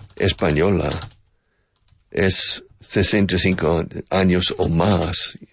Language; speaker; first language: Spanish; non-native, fluent; English